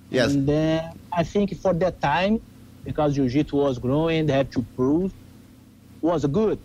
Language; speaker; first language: English; non-native, learner; Portuguese